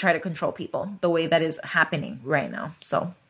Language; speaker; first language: English; early bilingual, other home language; Spanish